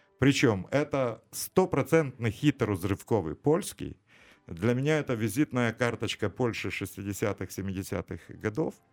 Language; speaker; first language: Russian; native; Russian